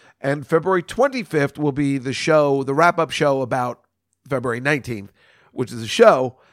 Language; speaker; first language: English; native; English